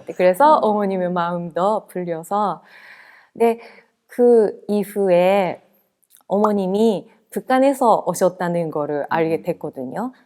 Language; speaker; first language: Korean; non-native, fluent; Japanese